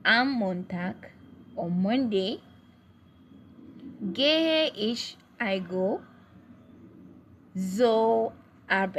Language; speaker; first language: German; non-native, learner; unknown